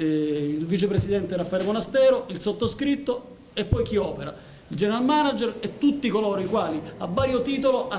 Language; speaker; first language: Italian; native; Italian